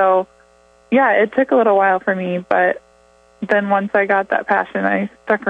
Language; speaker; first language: English; native; English